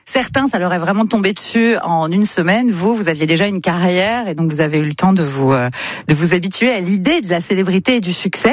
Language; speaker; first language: French; native; French